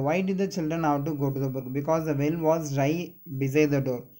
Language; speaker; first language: English; non-native, local second language; Tamil